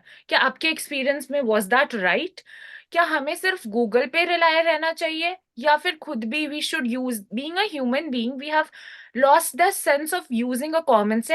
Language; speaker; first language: Hindi; native; Hindi